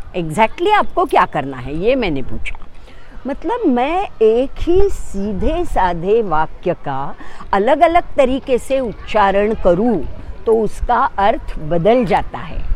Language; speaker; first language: Hindi; non-native, local second language; Marathi